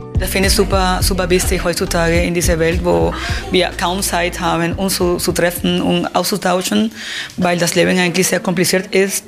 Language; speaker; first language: German; non-native, fluent; Spanish